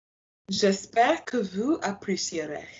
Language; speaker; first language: French; non-native, learner; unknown